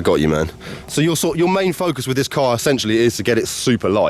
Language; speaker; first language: English; native; English